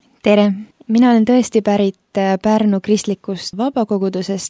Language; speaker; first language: Estonian; early bilingual, other home language; Finnish